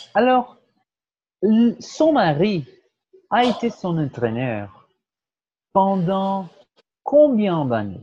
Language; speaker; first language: French; non-native, fluent; Portuguese